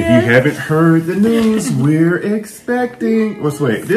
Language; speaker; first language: English; native; English